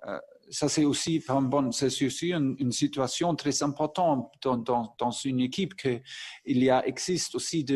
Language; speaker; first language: French; non-native, fluent; German